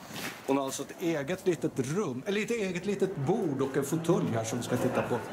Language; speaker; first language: Swedish; native; Swedish